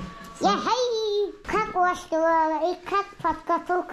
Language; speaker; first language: Russian; non-native, local second language; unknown